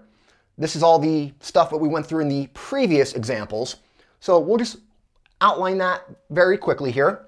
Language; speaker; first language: English; native; English